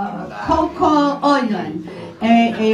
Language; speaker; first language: Italian; non-native, fluent; English